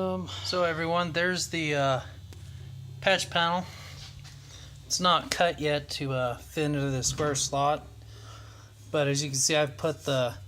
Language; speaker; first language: English; native; English